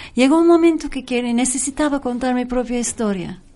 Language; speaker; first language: Spanish; non-native, fluent; Turkish